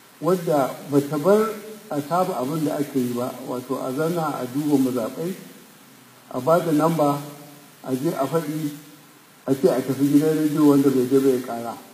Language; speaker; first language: Hausa; non-native, local second language; Fula